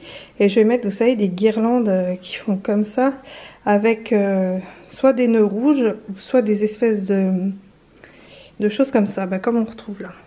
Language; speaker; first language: French; native; French